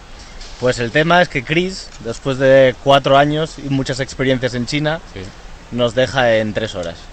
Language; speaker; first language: Spanish; native; Spanish